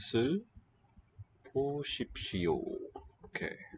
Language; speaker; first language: Korean; non-native, learner; English